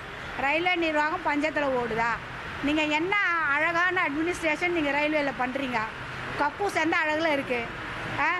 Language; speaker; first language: Tamil; native; Tamil